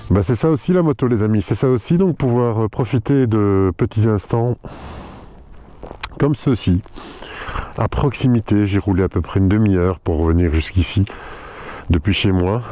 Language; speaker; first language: French; native; French